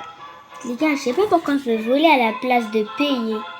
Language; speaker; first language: French; native; French